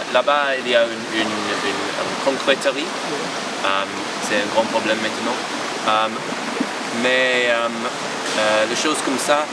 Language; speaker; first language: French; non-native, learner; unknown